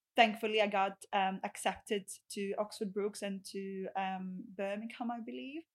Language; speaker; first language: English; non-native, fluent; Greek